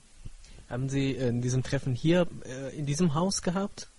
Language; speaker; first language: German; non-native, fluent; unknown